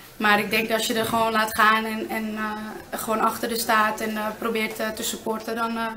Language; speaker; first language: Dutch; early bilingual, other home language; Arabic